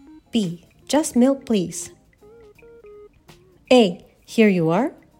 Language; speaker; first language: English; non-native, fluent; Japanese